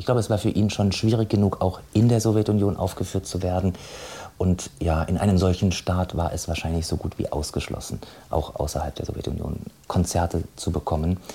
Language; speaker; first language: German; native; German